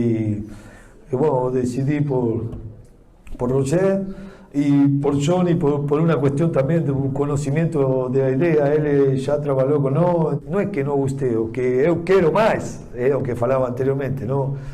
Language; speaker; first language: Portuguese; non-native, fluent; Spanish